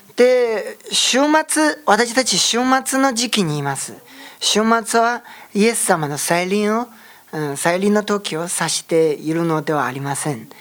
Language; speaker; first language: Japanese; non-native, fluent; Chinese